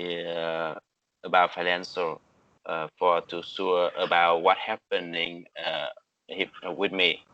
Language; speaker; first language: English; non-native, learner; Vietnamese